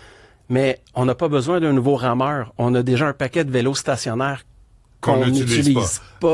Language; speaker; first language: French; native; French